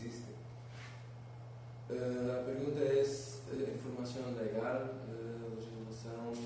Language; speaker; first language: Spanish; non-native, learner; Portuguese